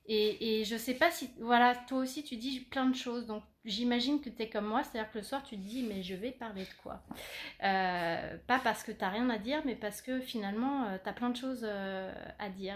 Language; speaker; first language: French; native; French